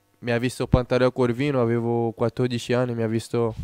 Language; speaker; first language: Italian; non-native, fluent; Portuguese